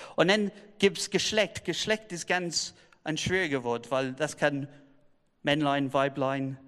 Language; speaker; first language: German; non-native, fluent; English